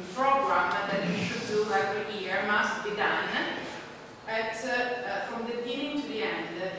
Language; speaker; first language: English; non-native, fluent; Italian